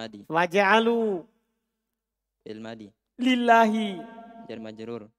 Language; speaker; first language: Arabic; non-native, learner; Indonesian